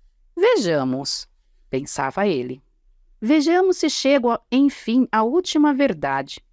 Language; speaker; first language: Portuguese; native; Portuguese